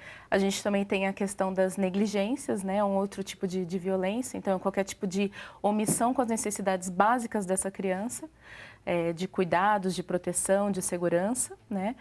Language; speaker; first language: Portuguese; native; Portuguese